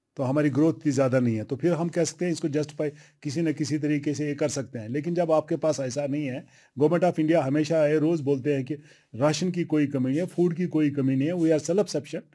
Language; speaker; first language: Hindi; non-native, local second language; Kashmiri